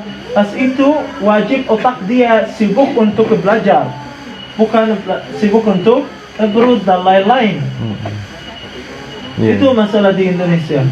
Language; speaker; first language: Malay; non-native, fluent; Arabic